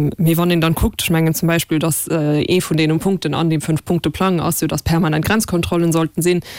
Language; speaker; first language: Luxembourgish; native; Luxembourgish